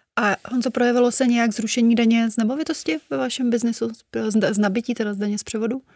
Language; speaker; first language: Czech; native; Czech